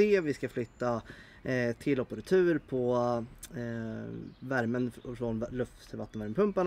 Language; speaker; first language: Swedish; native; Swedish